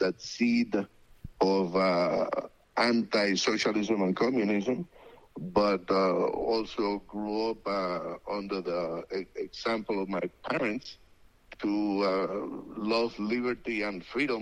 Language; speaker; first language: English; non-native, fluent; Spanish